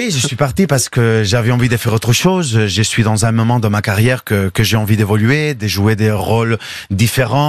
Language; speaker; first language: French; non-native, fluent; Spanish